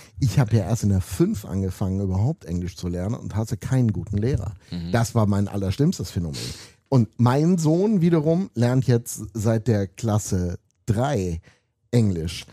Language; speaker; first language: German; native; German